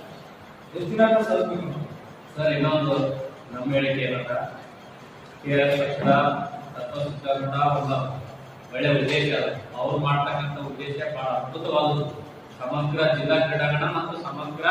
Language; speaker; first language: Kannada; native; Kannada